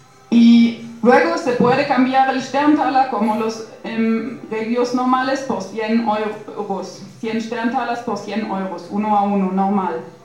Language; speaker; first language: Spanish; non-native, fluent; German